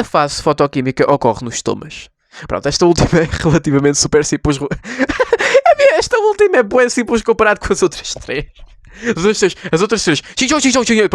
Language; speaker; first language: Portuguese; native; Portuguese